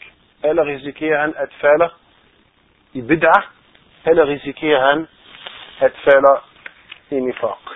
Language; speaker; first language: Danish; non-native, fluent; Arabic